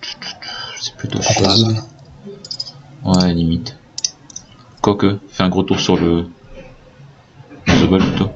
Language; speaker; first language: French; native; French